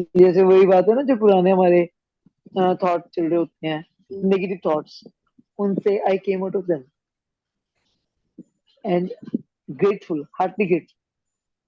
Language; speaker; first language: Hindi; native; Hindi